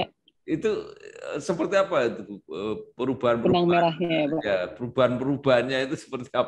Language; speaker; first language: Indonesian; native; Indonesian